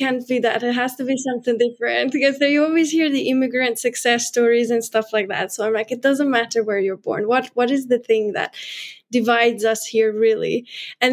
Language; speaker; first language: English; non-native, fluent; Hungarian